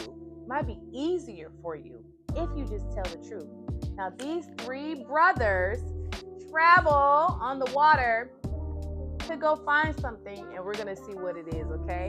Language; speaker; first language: English; native; English